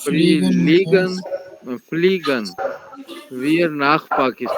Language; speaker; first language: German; non-native, learner; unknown